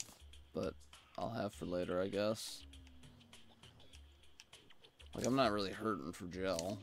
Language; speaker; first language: English; native; English